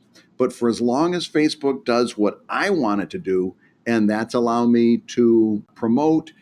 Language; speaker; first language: English; native; English